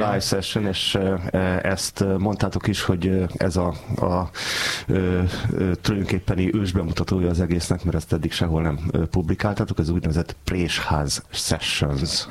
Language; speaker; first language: Hungarian; native; Hungarian